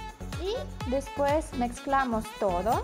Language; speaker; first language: Spanish; non-native, learner; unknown